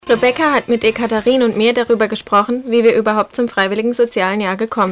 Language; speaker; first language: German; native; German